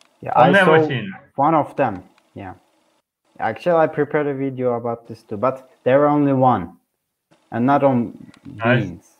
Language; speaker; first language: English; non-native, learner; Turkish